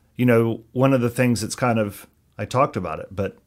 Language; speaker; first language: English; native; English